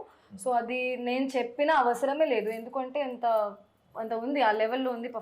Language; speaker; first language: Telugu; non-native, local second language; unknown